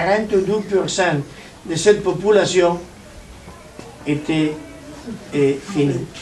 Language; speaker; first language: French; non-native, learner; Spanish